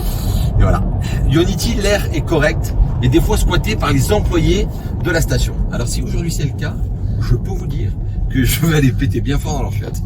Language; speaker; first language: French; native; French